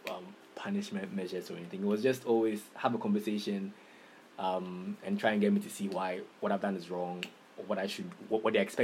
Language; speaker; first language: English; non-native, local second language; Akan